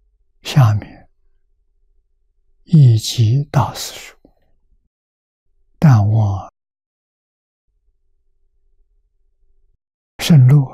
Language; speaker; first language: Chinese; native; Chinese